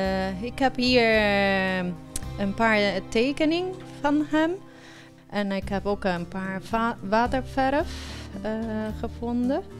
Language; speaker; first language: Dutch; early bilingual, heritage; Italian